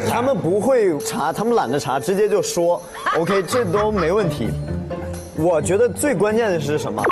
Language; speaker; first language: Chinese; non-native, fluent; Russian